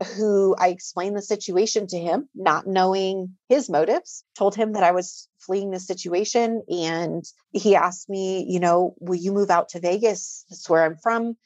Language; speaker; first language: English; native; English